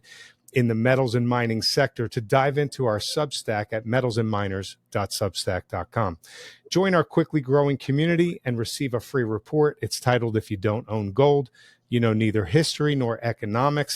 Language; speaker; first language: English; native; English